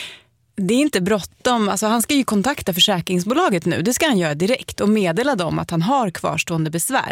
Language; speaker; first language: Swedish; native; Swedish